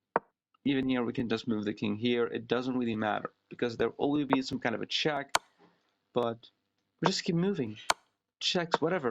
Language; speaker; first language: English; non-native, fluent; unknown